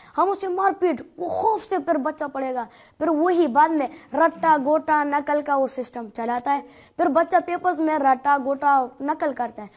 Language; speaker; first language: Urdu; non-native, local second language; Pashto